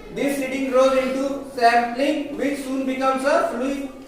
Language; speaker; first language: English; non-native, local second language; Hindi